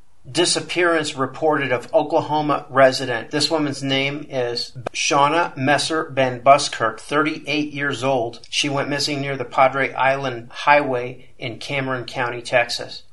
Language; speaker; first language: English; native; English